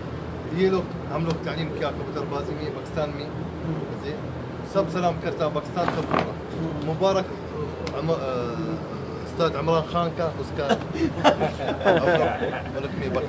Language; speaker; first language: Hindi; non-native, learner; Arabic